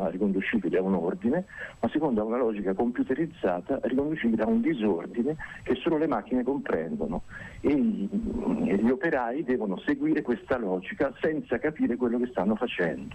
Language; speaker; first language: Italian; native; Italian